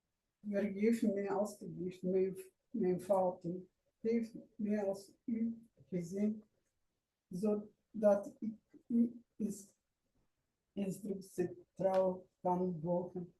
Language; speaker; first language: Dutch; non-native, learner; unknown